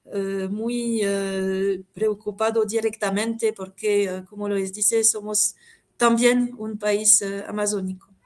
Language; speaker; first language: Spanish; non-native, fluent; French